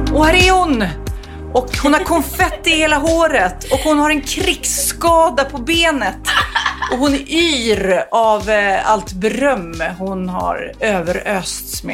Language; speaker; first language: Swedish; native; Swedish